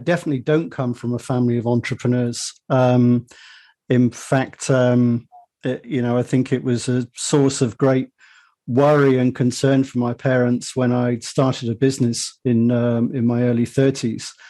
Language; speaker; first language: English; native; English